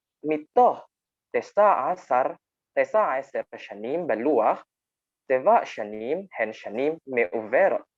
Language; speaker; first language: Hebrew; non-native, learner; Indonesian